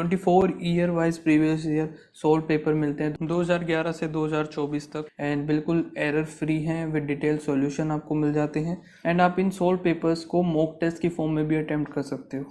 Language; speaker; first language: Hindi; native; Hindi